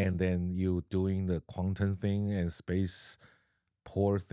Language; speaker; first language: English; non-native, learner; Chinese